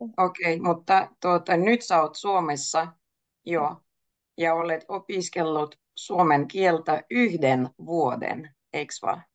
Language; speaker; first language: Finnish; native; Finnish